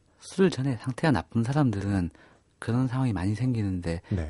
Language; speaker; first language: Korean; native; Korean